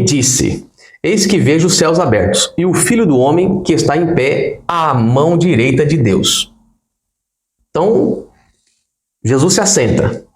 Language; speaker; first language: Portuguese; native; Portuguese